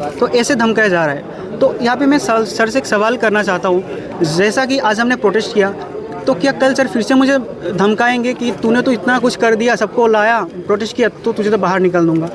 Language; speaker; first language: Hindi; non-native, local second language; Assamese